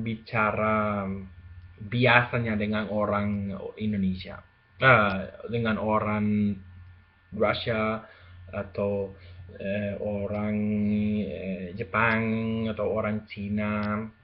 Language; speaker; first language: Indonesian; non-native, learner; Spanish